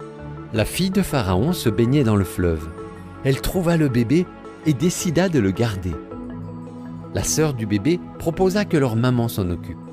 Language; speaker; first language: French; native; French